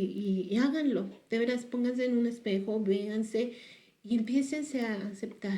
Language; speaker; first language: Spanish; native; Spanish